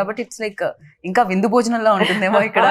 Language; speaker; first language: Telugu; native; Telugu